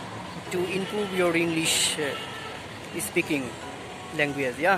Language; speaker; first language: English; non-native, learner; Bangla